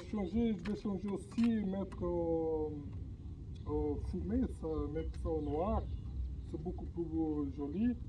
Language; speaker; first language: French; non-native, fluent; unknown